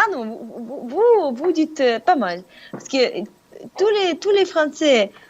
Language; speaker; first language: French; non-native, fluent; Russian